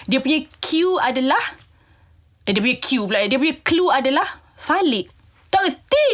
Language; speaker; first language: Malay; native; Malay